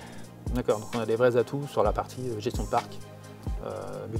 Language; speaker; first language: French; native; French